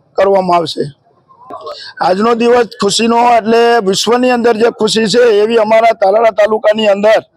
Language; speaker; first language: Gujarati; native; Gujarati